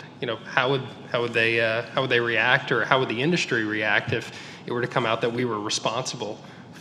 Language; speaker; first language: English; native; English